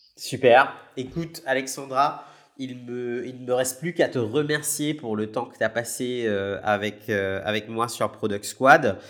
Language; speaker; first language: French; native; French